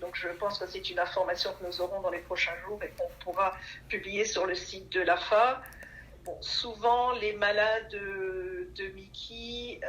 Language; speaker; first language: French; native; French